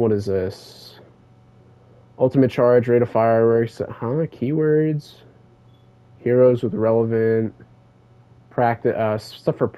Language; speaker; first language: English; native; English